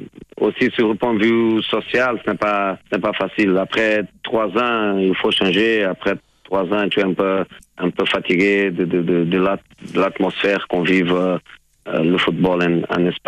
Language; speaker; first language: French; non-native, fluent; Portuguese